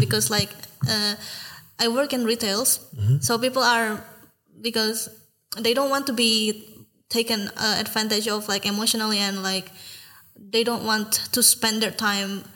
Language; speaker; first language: English; non-native, fluent; Indonesian